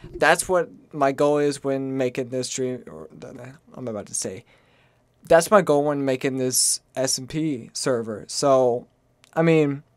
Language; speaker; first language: English; native; English